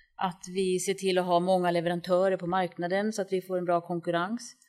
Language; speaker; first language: Swedish; native; Swedish